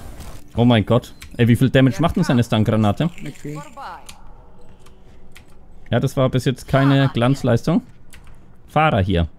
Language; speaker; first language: German; native; German